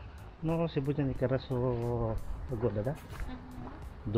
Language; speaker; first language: Russian; non-native, learner; Filipino